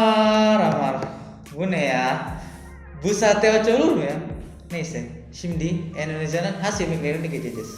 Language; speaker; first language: Turkish; non-native, learner; Indonesian